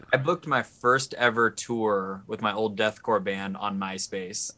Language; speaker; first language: English; native; English